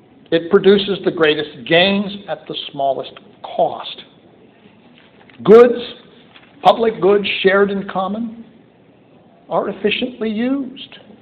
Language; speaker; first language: English; native; English